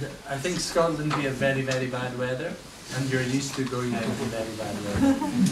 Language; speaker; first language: English; native; English